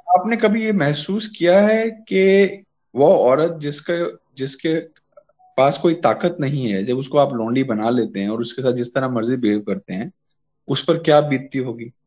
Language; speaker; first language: Hindi; native; Hindi